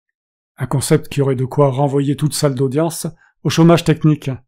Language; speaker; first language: French; native; French